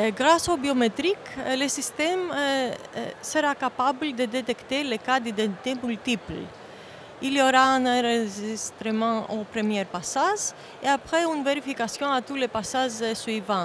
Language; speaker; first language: French; non-native, fluent; Greek